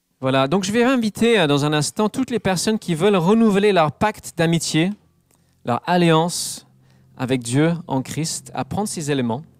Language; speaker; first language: French; non-native, fluent; English